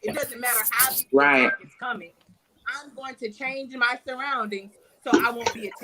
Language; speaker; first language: English; native; English